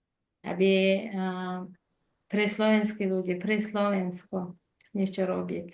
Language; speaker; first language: Slovak; non-native, fluent; Mongolian